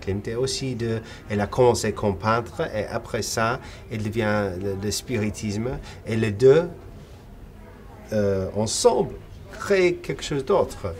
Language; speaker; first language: French; non-native, fluent; English